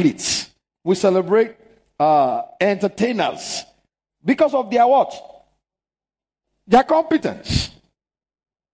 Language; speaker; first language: English; non-native, local second language; Yoruba